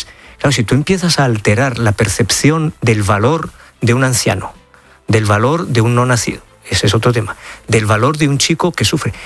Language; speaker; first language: Spanish; native; Spanish